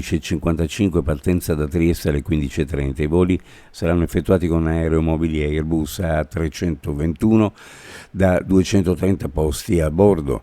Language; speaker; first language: Italian; native; Italian